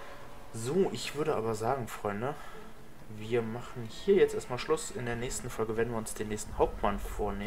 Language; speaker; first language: German; native; German